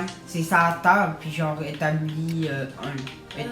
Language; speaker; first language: French; native; French